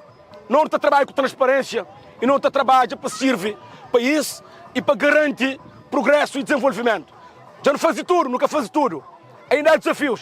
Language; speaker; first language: Portuguese; non-native, local second language; Kabuverdianu